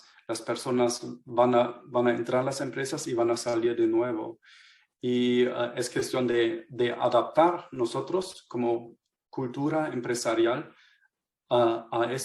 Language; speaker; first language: Spanish; non-native, fluent; German